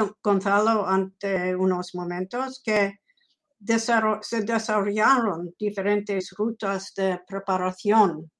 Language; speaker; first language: Spanish; non-native, fluent; English